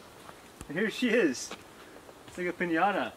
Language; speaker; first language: English; native; English